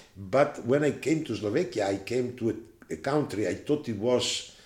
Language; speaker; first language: English; non-native, fluent; Italian